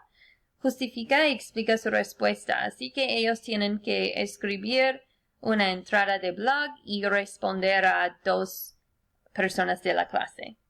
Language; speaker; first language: Spanish; non-native, fluent; English